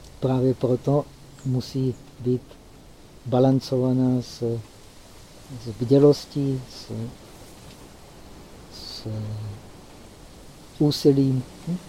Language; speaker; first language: Czech; native; Czech